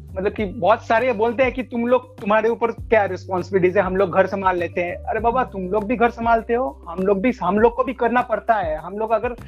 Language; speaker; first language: Hindi; non-native, local second language; Bangla